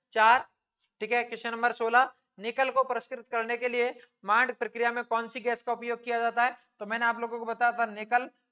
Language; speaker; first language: Hindi; native; Hindi